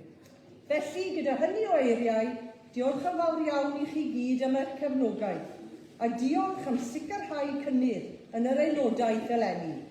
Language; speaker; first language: Welsh; native; Welsh